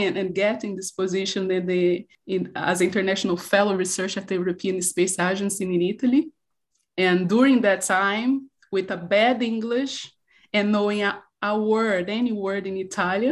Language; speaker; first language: English; non-native, fluent; Portuguese